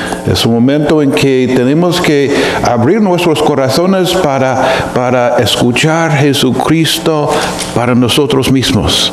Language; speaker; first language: Spanish; non-native, fluent; English